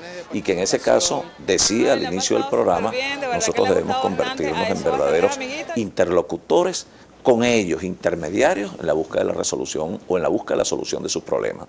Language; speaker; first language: Spanish; native; Spanish